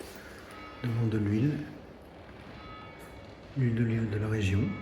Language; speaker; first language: French; early bilingual, heritage; Portuguese